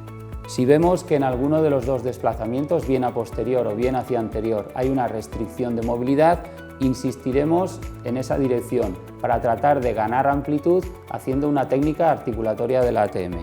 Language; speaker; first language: Spanish; native; Spanish